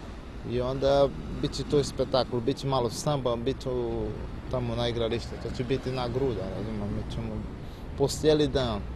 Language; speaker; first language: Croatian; non-native, learner; Portuguese